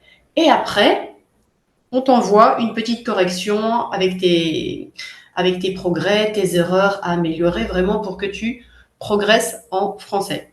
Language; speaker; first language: French; native; French